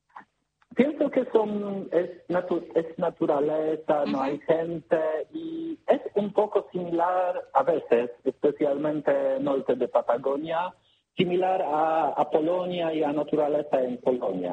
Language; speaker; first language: Spanish; non-native, learner; Polish